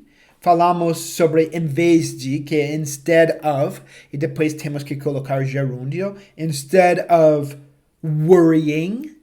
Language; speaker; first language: Portuguese; non-native, fluent; English